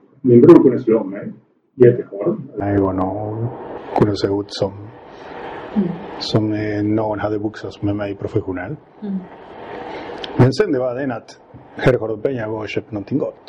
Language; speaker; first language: Swedish; non-native, fluent; Spanish